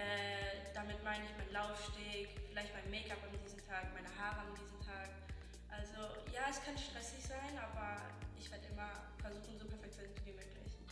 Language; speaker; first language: German; early bilingual, heritage; German